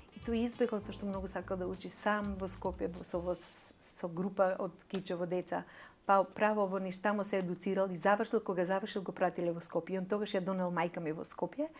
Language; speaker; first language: Macedonian; native; Macedonian